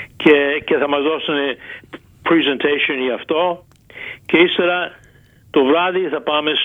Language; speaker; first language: Greek; early bilingual, heritage; Greek